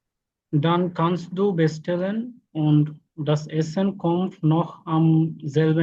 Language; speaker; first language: German; non-native, learner; Bangla